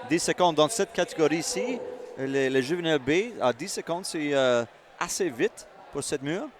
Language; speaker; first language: French; non-native, local second language; English